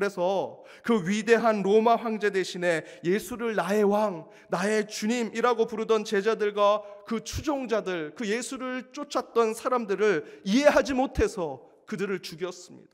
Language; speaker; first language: Korean; native; Korean